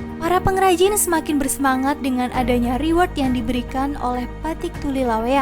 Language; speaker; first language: Indonesian; native; Indonesian